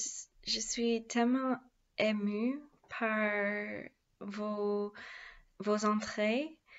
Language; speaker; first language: French; non-native, fluent; English